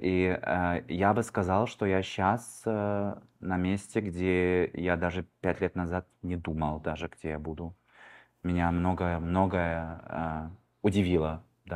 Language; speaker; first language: Russian; early bilingual, heritage; Russian